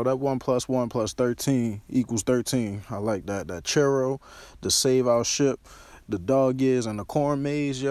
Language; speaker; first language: English; native; English